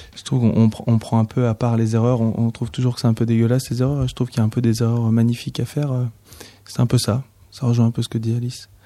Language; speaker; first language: French; native; French